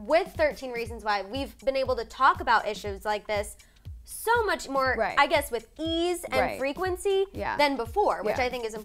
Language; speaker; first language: English; native; English